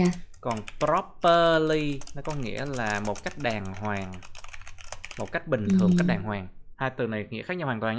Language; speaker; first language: Vietnamese; native; Vietnamese